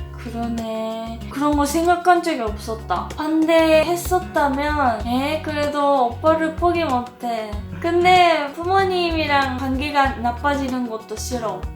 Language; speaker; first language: Korean; non-native, fluent; Japanese